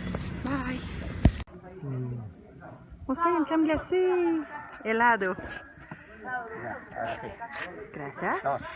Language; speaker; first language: French; native; French